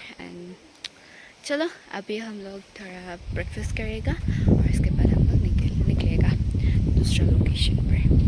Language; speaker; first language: Hindi; non-native, local second language; Assamese